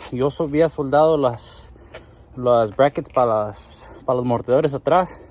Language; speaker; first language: Spanish; early bilingual, heritage; Spanish